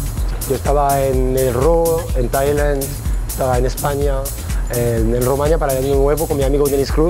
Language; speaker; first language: Spanish; non-native, fluent; French